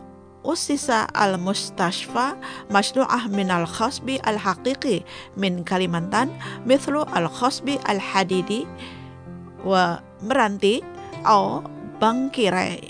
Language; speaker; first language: Arabic; non-native, fluent; Indonesian